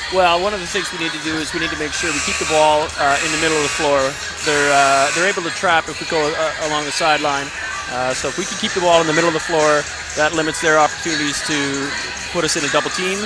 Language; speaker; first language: English; native; English